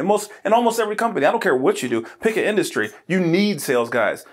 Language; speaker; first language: English; native; English